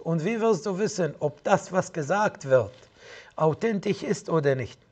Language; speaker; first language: German; non-native, fluent; Arabic